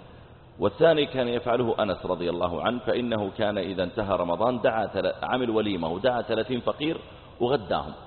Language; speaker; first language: Arabic; native; Arabic